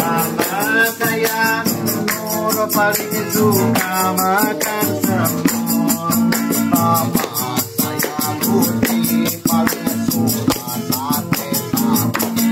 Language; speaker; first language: Indonesian; non-native, local second language; Sundanese